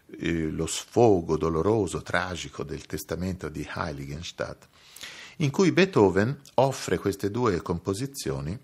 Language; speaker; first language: Italian; native; Italian